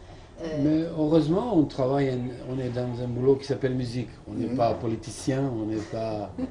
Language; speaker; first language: French; non-native, fluent; Serbian